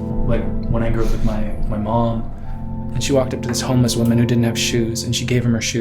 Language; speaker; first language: English; native; English